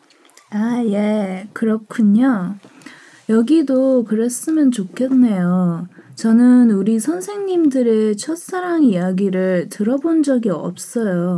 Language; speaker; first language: Korean; early bilingual, heritage; Korean